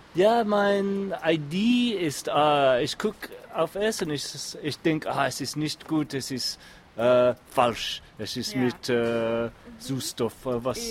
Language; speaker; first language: German; non-native, learner; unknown